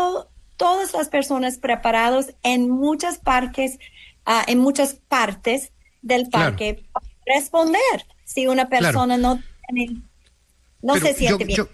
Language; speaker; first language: Spanish; non-native, fluent; English